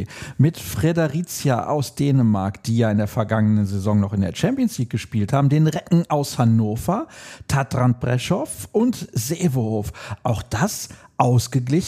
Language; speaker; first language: German; native; German